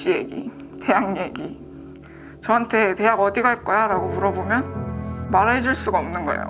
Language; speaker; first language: Korean; early bilingual, other home language; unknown